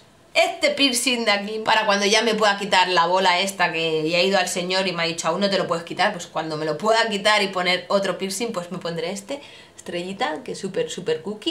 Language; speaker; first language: Spanish; native; Spanish